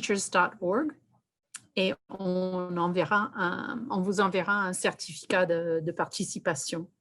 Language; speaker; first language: French; non-native, fluent; English